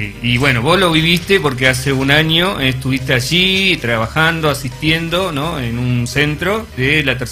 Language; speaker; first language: Spanish; native; Spanish